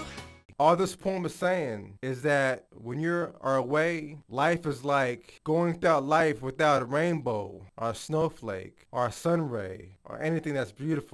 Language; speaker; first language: English; native; English